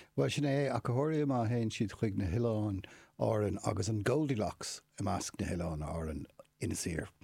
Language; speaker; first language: Irish; non-native, local second language; English